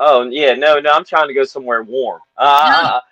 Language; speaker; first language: English; native; English